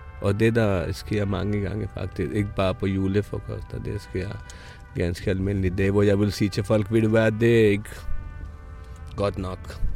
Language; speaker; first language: Danish; non-native, fluent; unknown